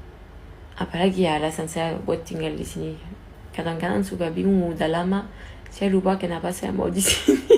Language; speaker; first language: Indonesian; non-native, fluent; French